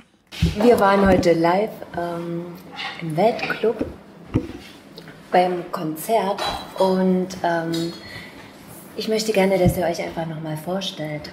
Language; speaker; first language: German; native; German